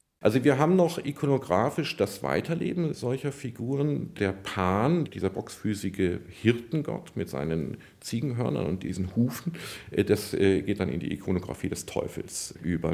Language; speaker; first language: German; native; German